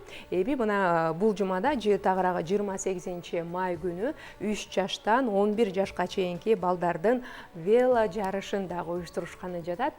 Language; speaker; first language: Kyrgyz; native; Kyrgyz